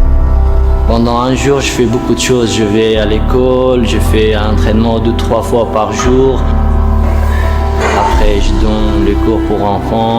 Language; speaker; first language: French; non-native, learner; Persian